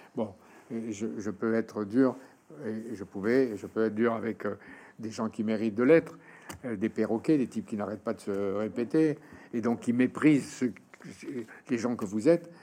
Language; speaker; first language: French; native; French